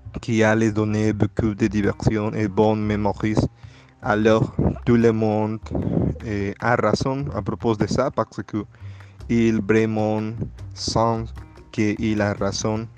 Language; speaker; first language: French; non-native, learner; Spanish